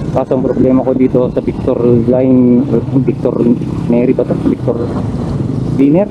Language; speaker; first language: Filipino; non-native, local second language; Iloko